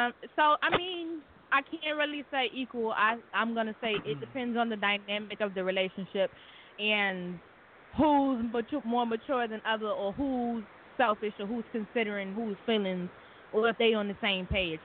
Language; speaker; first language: English; native; English